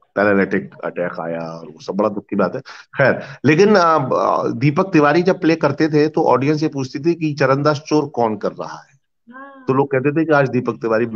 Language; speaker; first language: Hindi; native; Hindi